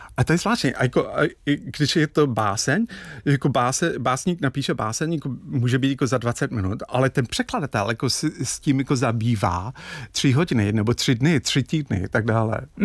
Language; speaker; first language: Czech; non-native, fluent; English